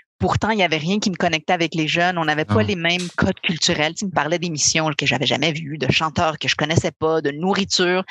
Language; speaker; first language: French; early bilingual, other home language; Spanish